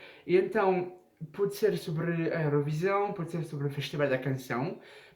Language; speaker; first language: Portuguese; non-native, learner; French